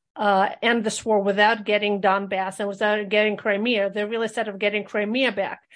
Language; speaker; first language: English; early bilingual, other home language; Russian